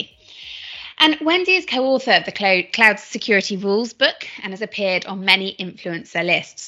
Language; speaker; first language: English; native; English